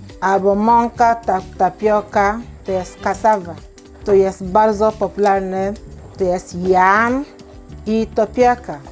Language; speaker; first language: Polish; non-native, learner; Igbo